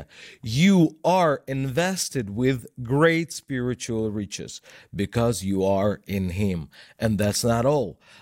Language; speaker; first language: English; non-native, fluent; Russian